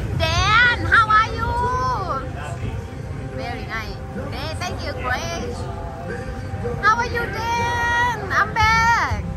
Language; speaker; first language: English; non-native, learner; Thai